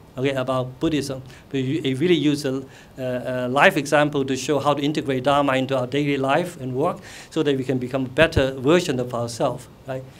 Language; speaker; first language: English; non-native, fluent; Cantonese